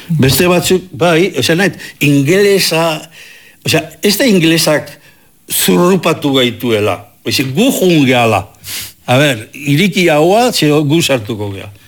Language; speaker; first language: Basque; native; Basque